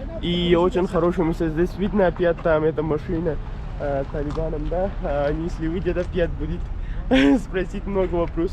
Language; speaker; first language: Russian; non-native, learner; Pashto